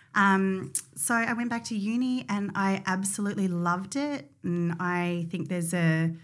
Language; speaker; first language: English; native; English